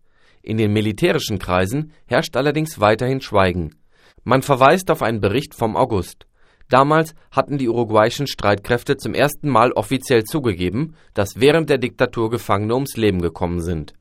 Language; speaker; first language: German; native; German